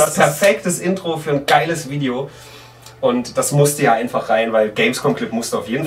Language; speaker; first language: German; native; German